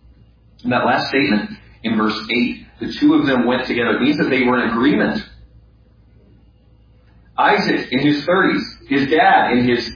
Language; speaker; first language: English; native; English